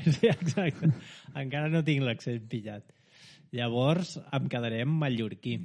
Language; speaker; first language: Catalan; native; Catalan